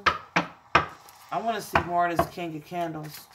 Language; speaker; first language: English; native; English